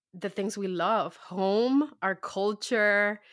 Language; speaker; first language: English; native; English